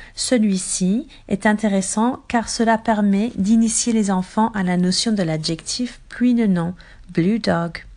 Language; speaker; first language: French; native; French